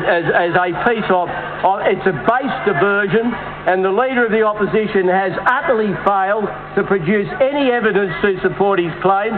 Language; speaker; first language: English; native; English